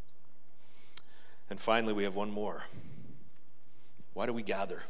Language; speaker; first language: English; native; English